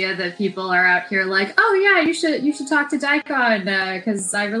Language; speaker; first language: English; native; English